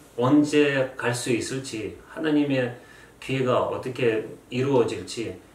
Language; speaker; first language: Korean; non-native, fluent; Russian